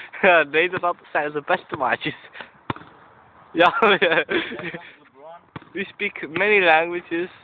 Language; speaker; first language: English; non-native, learner; Dutch